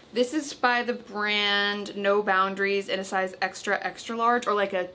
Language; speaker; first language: English; native; English